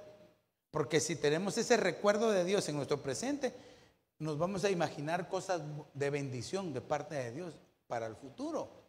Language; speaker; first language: Spanish; native; Spanish